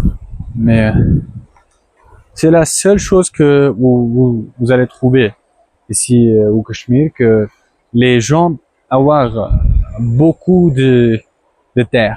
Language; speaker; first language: French; non-native, learner; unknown